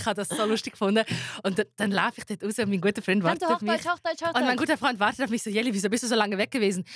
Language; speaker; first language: German; native; German